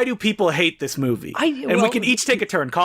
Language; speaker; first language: English; native; English